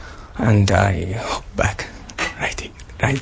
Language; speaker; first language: English; non-native, learner; Arabic